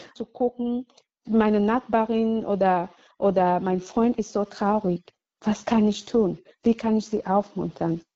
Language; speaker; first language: German; non-native, fluent; English